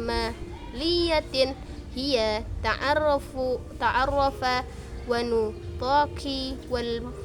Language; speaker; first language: Arabic; non-native, learner; Indonesian